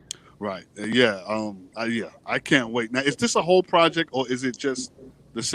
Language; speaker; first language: English; native; English